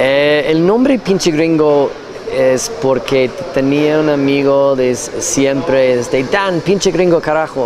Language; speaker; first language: Spanish; non-native, learner; English